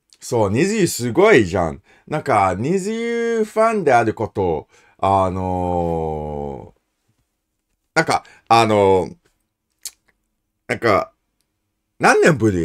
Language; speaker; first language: Japanese; non-native, learner; English